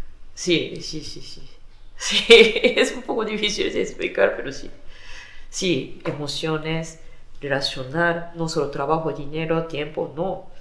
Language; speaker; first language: Spanish; non-native, fluent; Japanese